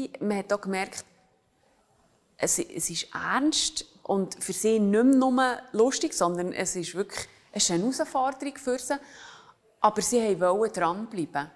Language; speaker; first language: German; native; German